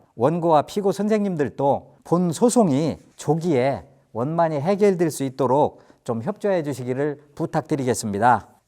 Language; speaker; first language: Korean; native; Korean